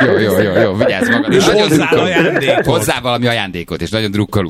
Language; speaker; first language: Hungarian; native; Hungarian